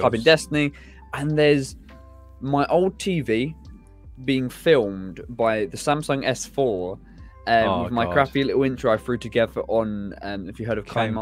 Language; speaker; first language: English; native; English